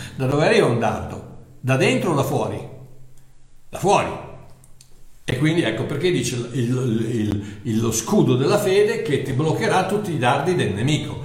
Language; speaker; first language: Italian; non-native, fluent; English